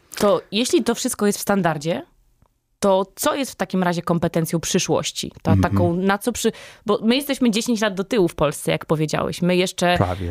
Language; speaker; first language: Polish; native; Polish